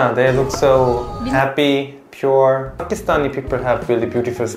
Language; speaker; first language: English; non-native, learner; Korean